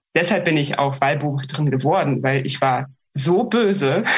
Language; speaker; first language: German; non-native, fluent; Russian